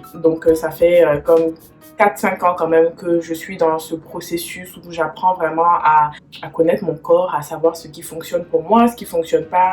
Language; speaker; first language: French; native; French